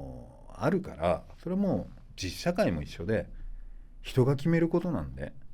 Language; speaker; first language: Japanese; native; Japanese